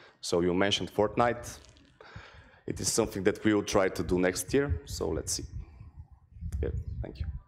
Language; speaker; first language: English; non-native, fluent; Bulgarian